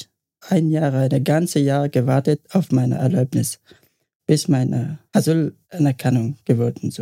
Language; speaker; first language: German; non-native, learner; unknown